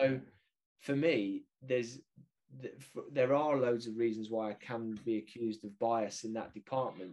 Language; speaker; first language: English; native; English